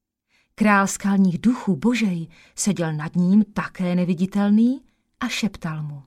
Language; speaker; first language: Czech; native; Czech